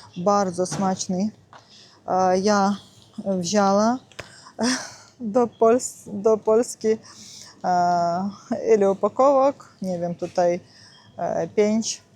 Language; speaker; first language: Polish; non-native, learner; Russian